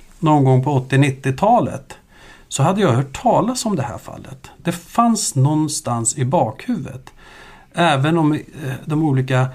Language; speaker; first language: Swedish; early bilingual, other home language; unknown